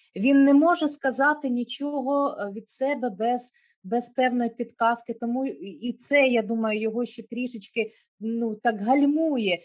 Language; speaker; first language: Ukrainian; native; Ukrainian